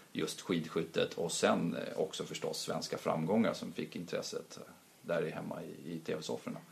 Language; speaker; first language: Swedish; native; Swedish